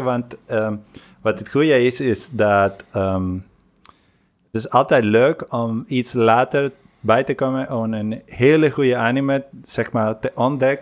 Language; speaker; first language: Dutch; non-native, fluent; Spanish